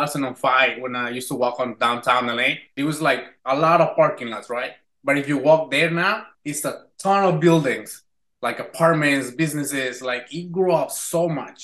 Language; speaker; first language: English; non-native, fluent; Spanish